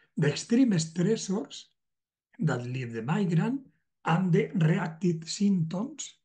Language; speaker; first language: English; non-native, learner; Spanish